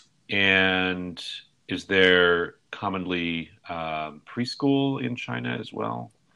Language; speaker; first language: English; native; English